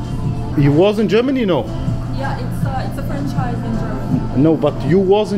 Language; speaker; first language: English; non-native, learner; German